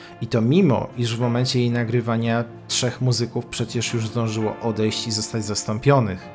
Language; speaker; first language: Polish; native; Polish